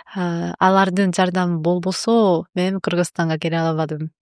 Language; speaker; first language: Kyrgyz; non-native, learner; Japanese